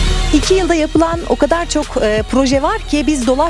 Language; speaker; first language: Turkish; native; Turkish